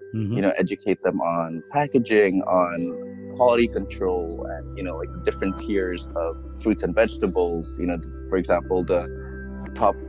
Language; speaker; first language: English; non-native, fluent; Indonesian